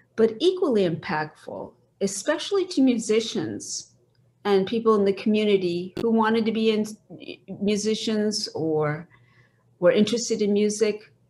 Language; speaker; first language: English; native; English